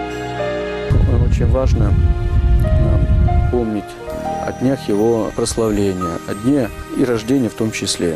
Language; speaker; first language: Russian; native; Russian